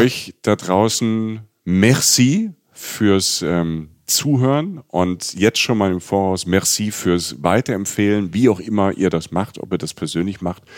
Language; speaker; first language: German; native; German